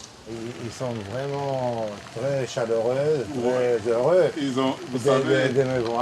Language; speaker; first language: French; non-native, learner; Hebrew